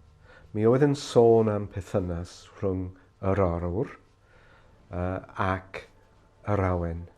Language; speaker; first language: Welsh; non-native, fluent; English